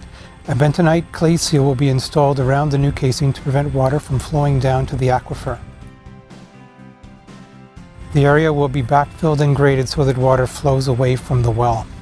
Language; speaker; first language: English; native; English